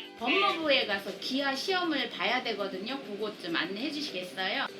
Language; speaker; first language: Korean; native; Korean